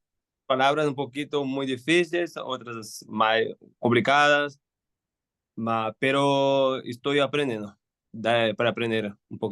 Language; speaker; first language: Spanish; non-native, learner; Portuguese